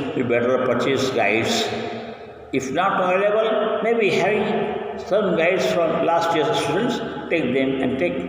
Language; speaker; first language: English; non-native, local second language; Urdu